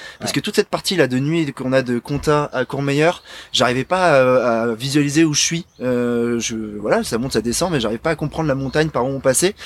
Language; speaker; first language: French; native; French